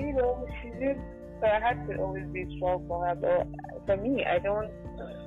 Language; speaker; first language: English; non-native, local second language; Yoruba